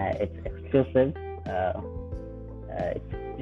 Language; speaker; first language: English; non-native, local second language; Zulu